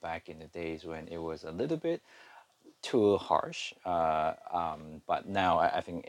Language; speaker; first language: English; non-native, local second language; Cantonese